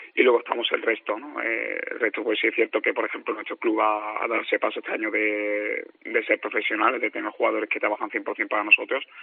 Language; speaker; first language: Spanish; native; Spanish